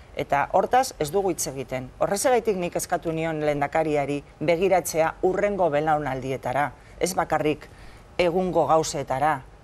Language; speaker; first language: Basque; non-native, local second language; Spanish